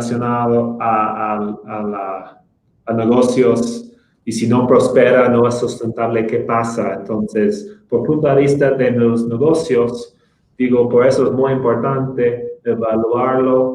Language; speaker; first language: Spanish; non-native, fluent; English